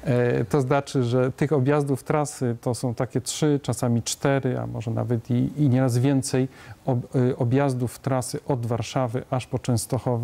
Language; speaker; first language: Polish; native; Polish